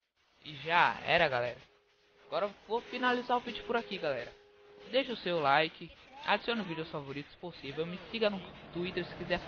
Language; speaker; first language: Portuguese; native; Portuguese